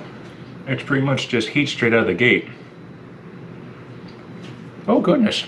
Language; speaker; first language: English; native; English